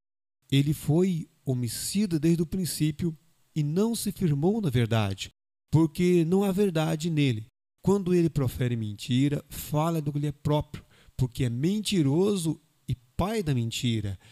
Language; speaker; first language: Portuguese; native; Portuguese